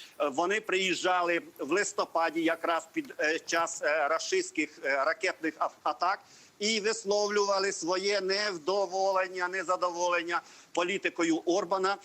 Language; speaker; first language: Ukrainian; non-native, local second language; Hungarian